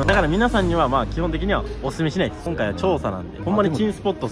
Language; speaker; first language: Japanese; native; Japanese